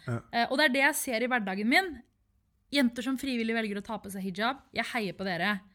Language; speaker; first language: Norwegian; early bilingual, other home language; Tamil